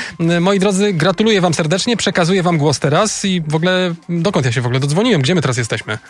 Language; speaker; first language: Polish; native; Polish